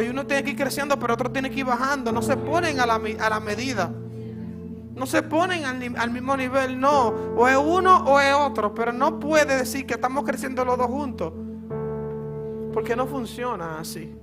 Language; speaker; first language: Spanish; native; Spanish